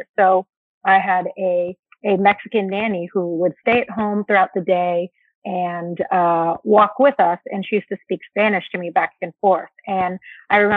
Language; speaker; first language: English; early bilingual, other home language; Spanish